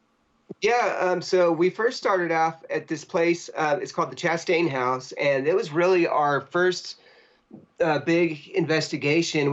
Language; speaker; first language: English; native; English